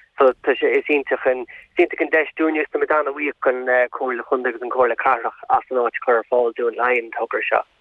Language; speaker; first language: Irish; non-native, local second language; English